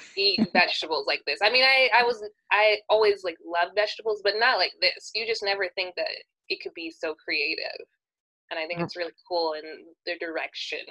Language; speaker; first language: English; native; English